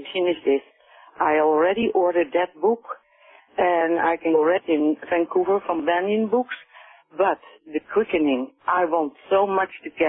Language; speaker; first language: English; non-native, fluent; Dutch